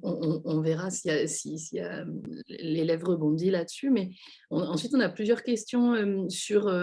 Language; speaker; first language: French; native; French